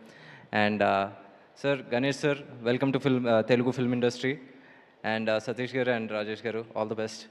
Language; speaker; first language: Telugu; native; Telugu